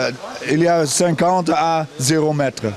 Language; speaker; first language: French; non-native, learner; Dutch